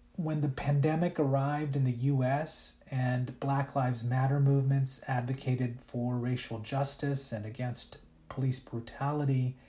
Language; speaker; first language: English; early bilingual, other home language; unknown